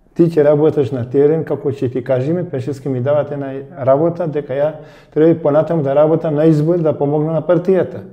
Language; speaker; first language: Macedonian; early bilingual, heritage; Macedonian